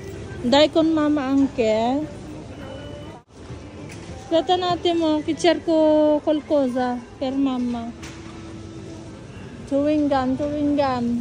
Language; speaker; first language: Italian; non-native, fluent; Filipino